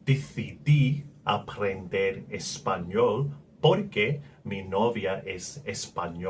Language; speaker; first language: Spanish; non-native, learner; English